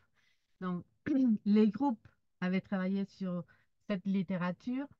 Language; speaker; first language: French; non-native, fluent; Spanish